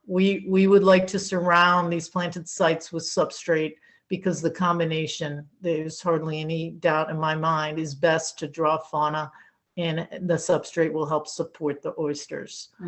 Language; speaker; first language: English; native; English